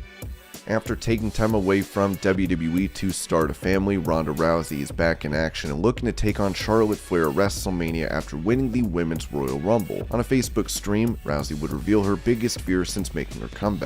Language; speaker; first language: English; native; English